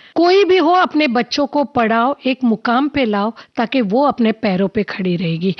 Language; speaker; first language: Hindi; non-native, local second language; Telugu